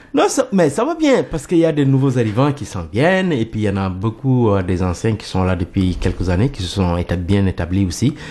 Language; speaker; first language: French; non-native, local second language; Mandingo